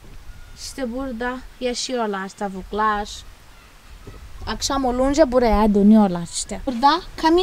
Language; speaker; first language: Turkish; non-native, fluent; Portuguese